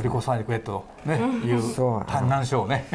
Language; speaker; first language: Japanese; native; Japanese